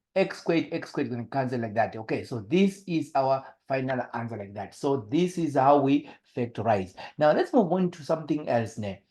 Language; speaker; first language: English; non-native, local second language; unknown